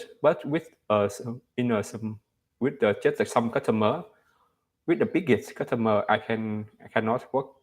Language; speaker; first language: English; non-native, learner; Vietnamese